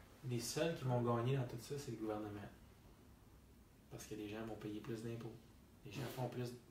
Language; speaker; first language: French; native; French